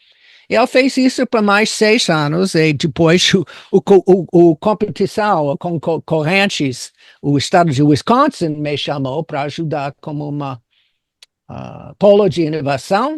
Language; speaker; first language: Portuguese; non-native, fluent; English